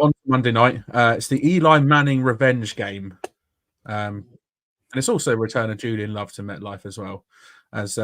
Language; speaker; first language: English; native; English